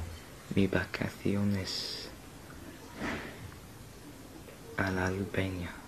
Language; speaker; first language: Spanish; non-native, learner; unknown